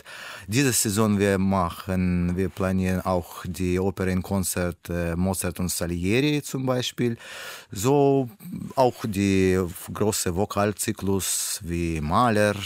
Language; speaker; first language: German; non-native, learner; Russian